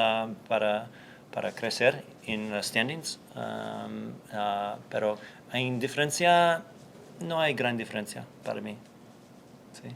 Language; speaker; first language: Spanish; non-native, learner; English